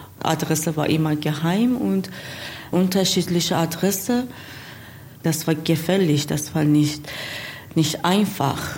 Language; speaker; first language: German; non-native, learner; Persian